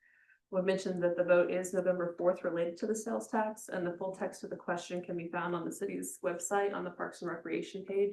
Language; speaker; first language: English; native; English